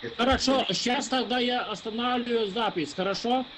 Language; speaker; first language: Russian; non-native, local second language; Lithuanian